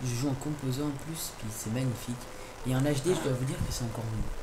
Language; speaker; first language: French; native; French